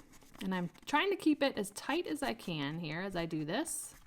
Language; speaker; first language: English; native; English